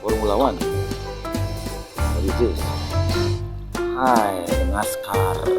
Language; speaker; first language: English; non-native, learner; Indonesian